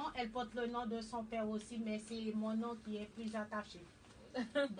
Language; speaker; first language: French; native; French